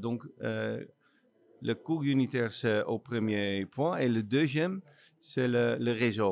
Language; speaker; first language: French; non-native, learner; Dutch